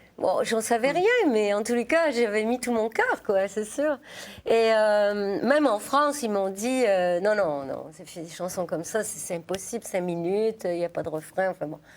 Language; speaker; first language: French; native; French